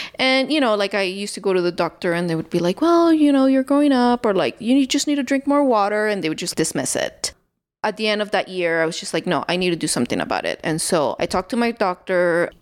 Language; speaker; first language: English; early bilingual, other home language; Spanish